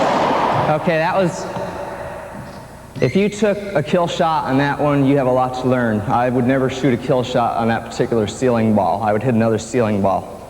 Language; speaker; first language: English; native; English